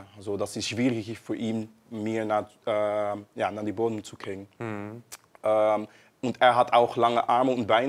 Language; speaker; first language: German; non-native, learner; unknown